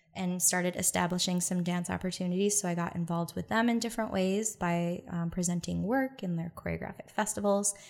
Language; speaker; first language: English; native; English